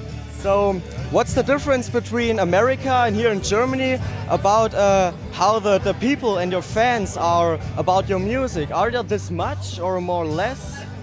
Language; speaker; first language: English; non-native, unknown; German